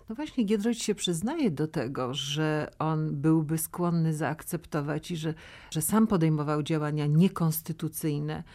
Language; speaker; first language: Polish; native; Polish